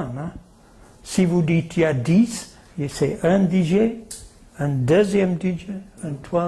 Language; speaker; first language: French; non-native, learner; English